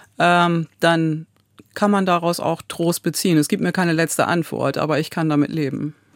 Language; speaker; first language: German; native; German